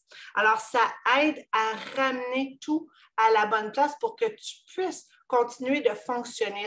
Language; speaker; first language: French; native; French